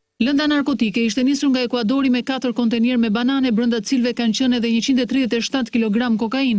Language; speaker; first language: Albanian; native; Albanian